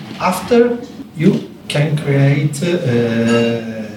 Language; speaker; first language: English; non-native, learner; Italian